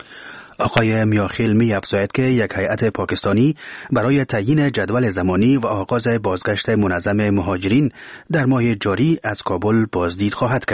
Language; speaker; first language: Persian; native; Persian